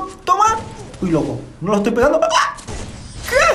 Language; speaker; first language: Spanish; native; Spanish